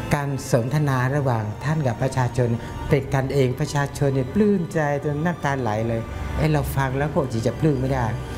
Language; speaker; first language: Thai; non-native, local second language; Malay